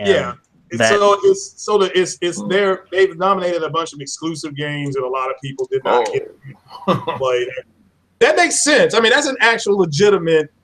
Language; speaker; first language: English; native; English